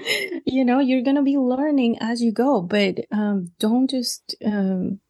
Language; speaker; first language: English; non-native, fluent; Spanish